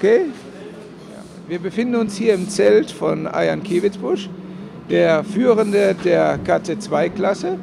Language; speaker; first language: German; native; German